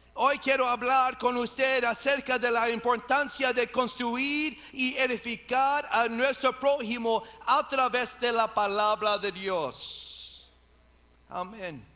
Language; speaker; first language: Spanish; early bilingual, heritage; English